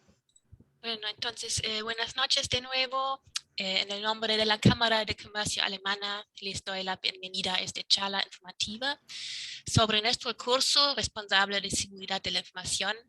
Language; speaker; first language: Spanish; non-native, fluent; German